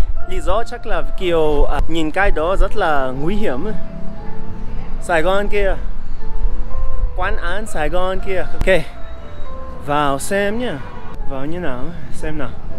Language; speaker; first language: Vietnamese; non-native, fluent; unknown